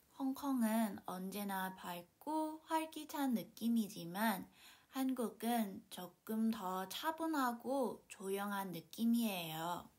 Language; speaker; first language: Korean; non-native, fluent; Cantonese